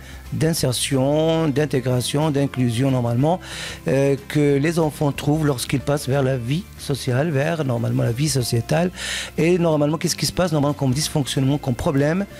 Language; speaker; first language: French; non-native, local second language; Arabic